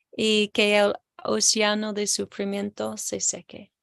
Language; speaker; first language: Spanish; non-native, learner; English